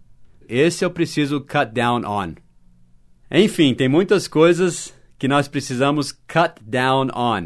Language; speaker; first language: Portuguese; non-native, fluent; English